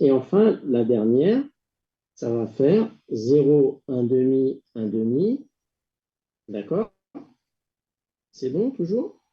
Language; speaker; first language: French; native; French